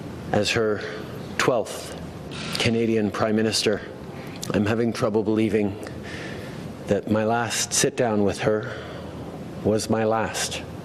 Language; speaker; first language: English; native; English